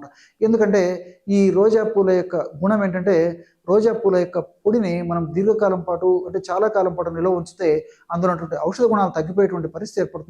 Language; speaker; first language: Telugu; native; Telugu